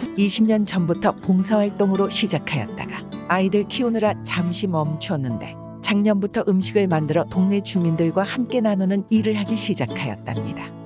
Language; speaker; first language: Korean; native; Korean